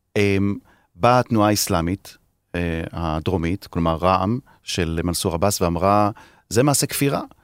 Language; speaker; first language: Hebrew; native; Hebrew